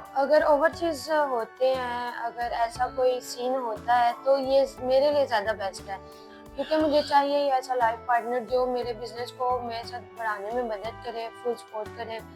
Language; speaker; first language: Urdu; native; Urdu